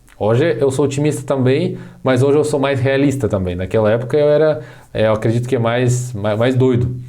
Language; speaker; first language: Portuguese; non-native, fluent; Russian